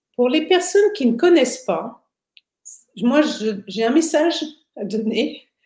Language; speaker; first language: French; native; French